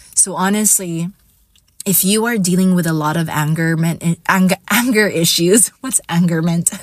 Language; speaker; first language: English; non-native, local second language; Hiligaynon